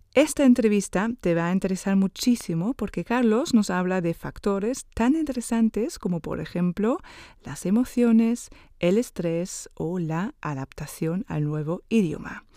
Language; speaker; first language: Spanish; non-native, fluent; German